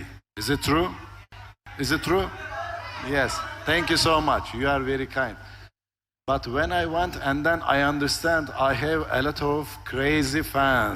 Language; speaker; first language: English; non-native, learner; Turkish